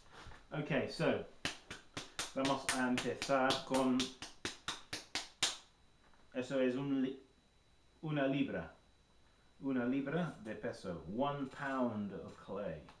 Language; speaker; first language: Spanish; non-native, learner; English